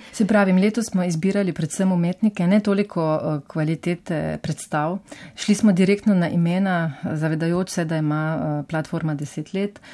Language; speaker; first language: Slovenian; native; Slovenian